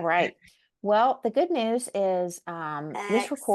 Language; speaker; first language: English; native; English